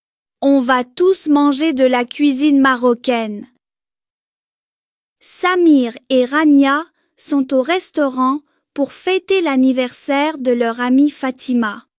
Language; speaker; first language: French; non-native, local second language; Arabic